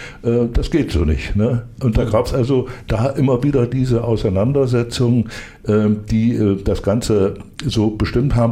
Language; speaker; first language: German; native; German